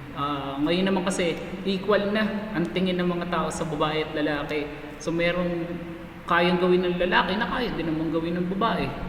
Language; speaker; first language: Filipino; native; Filipino